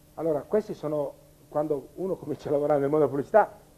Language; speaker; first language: Italian; native; Italian